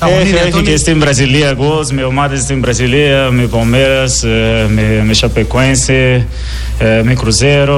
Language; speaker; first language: Greek; non-native, learner; Portuguese